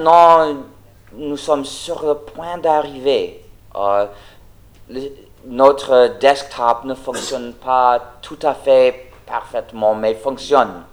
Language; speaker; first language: French; non-native, fluent; English